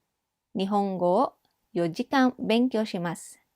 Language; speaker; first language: Japanese; non-native, fluent; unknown